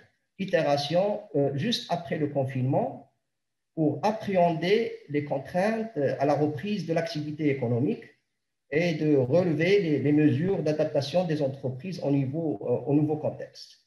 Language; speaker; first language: French; non-native, local second language; Arabic